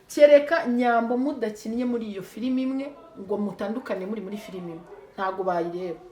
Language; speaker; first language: Kinyarwanda; early bilingual, heritage; Kinyarwanda